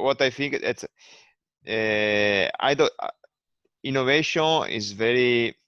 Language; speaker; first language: English; non-native, learner; Italian